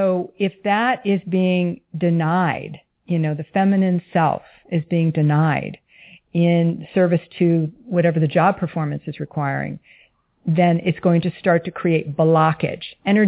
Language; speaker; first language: English; native; English